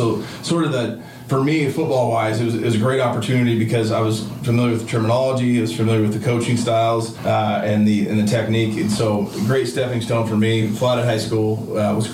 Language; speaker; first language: English; native; English